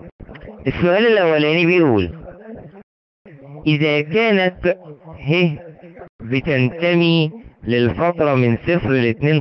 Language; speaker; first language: Arabic; native; Arabic